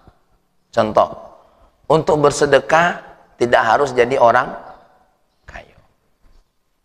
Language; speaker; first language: Indonesian; native; Indonesian